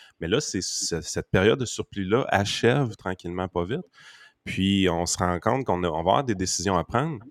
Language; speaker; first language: French; native; French